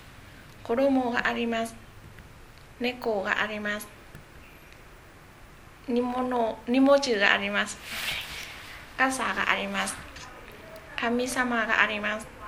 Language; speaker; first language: Japanese; non-native, learner; Vietnamese